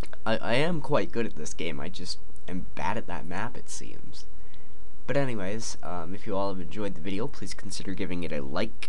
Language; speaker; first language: English; native; English